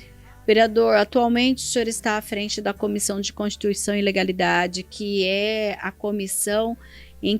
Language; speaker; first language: Portuguese; native; Portuguese